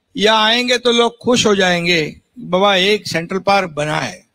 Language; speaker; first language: Hindi; non-native, local second language; Marathi